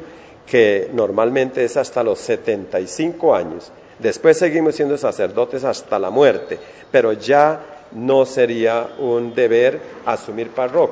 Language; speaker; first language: Spanish; native; Spanish